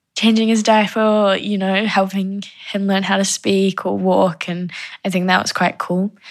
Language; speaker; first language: English; native; English